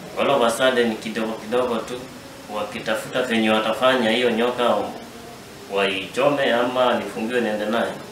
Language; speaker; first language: Swahili; non-native, local second language; Kamba